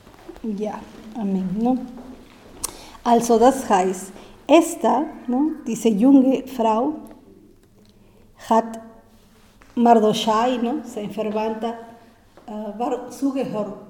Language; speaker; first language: German; non-native, fluent; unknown